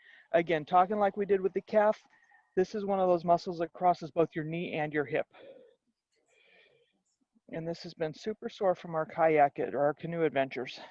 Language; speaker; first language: English; native; English